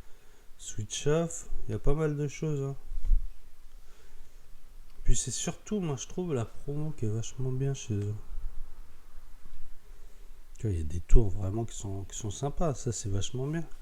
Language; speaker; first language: French; native; French